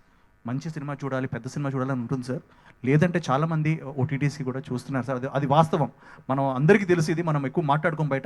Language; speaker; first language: Telugu; native; Telugu